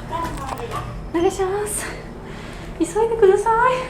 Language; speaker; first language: Japanese; non-native, fluent; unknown